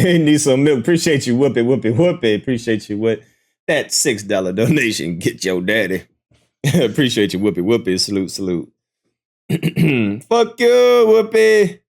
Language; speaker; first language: English; native; English